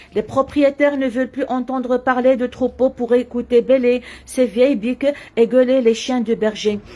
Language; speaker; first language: French; non-native, local second language; Arabic